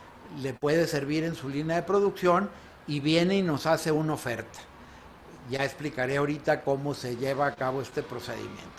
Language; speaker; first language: Spanish; native; Spanish